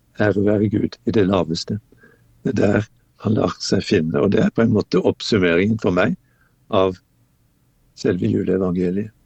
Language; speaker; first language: Norwegian; native; Norwegian